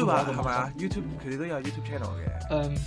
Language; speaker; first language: Cantonese; non-native, fluent; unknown